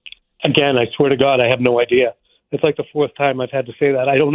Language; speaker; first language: English; native; English